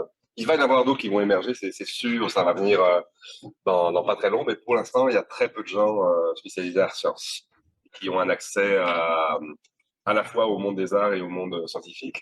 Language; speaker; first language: French; native; French